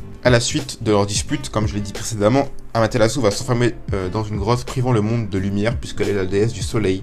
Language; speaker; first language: French; native; French